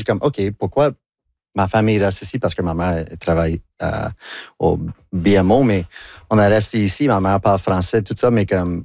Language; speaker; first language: French; non-native, local second language; English